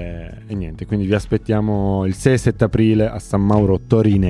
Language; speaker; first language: Italian; native; Italian